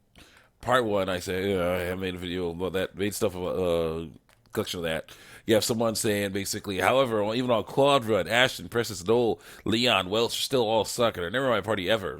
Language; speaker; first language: English; native; English